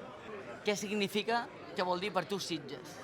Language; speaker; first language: Catalan; native; Catalan